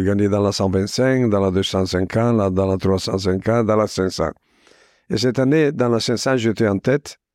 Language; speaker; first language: French; non-native, fluent; Italian